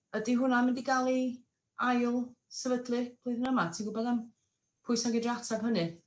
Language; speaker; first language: Welsh; non-native, local second language; English